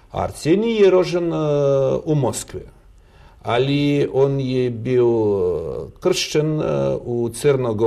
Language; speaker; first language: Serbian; non-native, learner; Russian